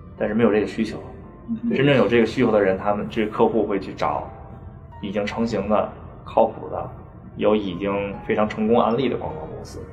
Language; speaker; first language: Chinese; native; Chinese